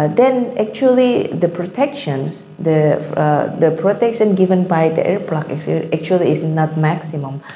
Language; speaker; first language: English; non-native, fluent; Indonesian